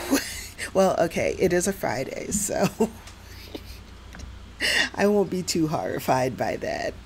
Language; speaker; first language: English; native; English